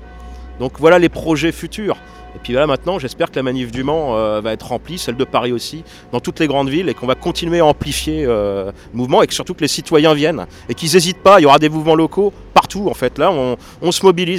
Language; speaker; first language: French; native; French